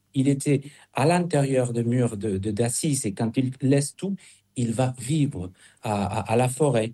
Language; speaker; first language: French; non-native, fluent; Spanish